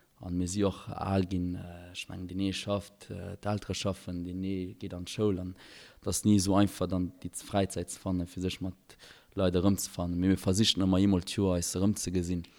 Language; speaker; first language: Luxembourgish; early bilingual, other home language; Albanian